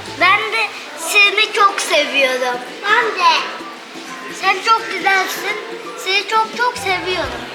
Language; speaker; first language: Turkish; early bilingual, other home language; Persian